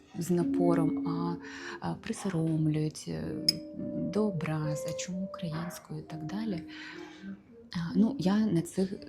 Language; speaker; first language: Ukrainian; non-native, local second language; Russian